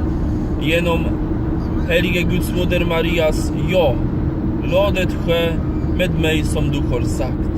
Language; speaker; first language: Swedish; non-native, learner; Polish